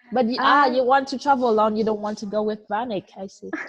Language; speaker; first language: English; non-native, fluent; Vietnamese